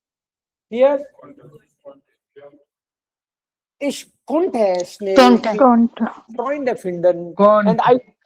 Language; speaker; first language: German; non-native, fluent; Hindi